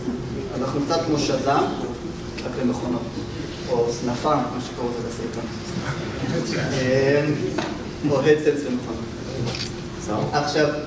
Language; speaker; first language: Hebrew; native; Hebrew